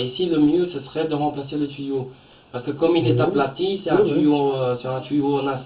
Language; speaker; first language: French; native; French